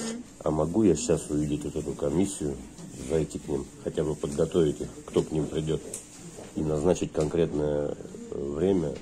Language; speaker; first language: Russian; native; Russian